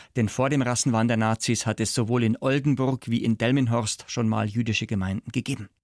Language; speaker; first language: German; native; German